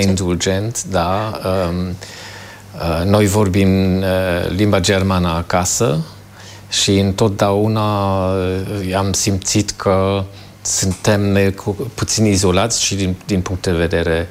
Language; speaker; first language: Romanian; non-native, fluent; German